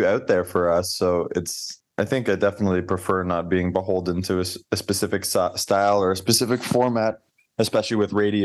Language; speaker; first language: English; native; English